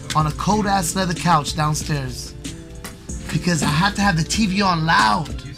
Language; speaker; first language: English; native; English